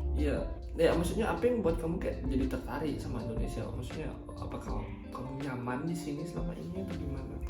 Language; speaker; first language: Indonesian; native; Indonesian